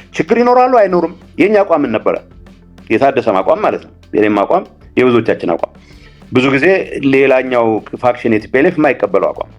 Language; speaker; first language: Amharic; non-native, local second language; Tigrinya